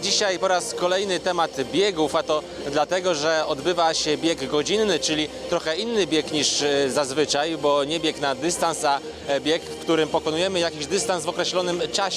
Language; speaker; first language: Polish; native; Polish